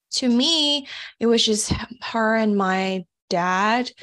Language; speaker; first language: English; early bilingual, other home language; Indonesian